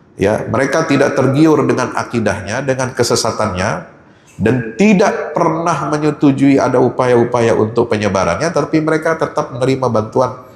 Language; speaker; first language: Indonesian; native; Indonesian